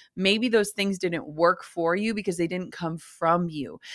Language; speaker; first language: English; native; English